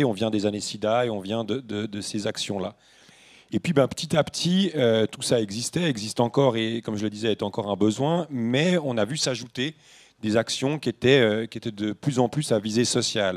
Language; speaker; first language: French; native; French